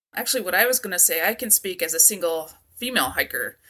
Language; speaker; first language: English; native; English